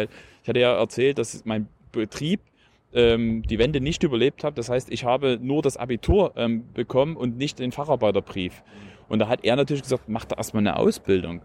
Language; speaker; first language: German; native; German